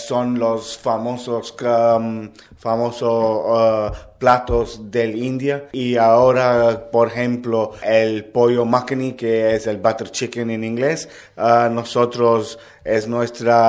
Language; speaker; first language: Spanish; non-native, learner; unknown